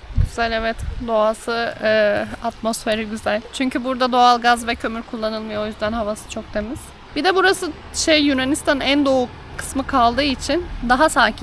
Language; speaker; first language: Turkish; native; Turkish